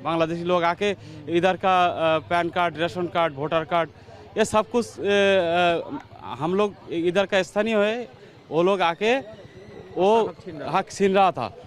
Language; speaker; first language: Hindi; non-native, local second language; Bangla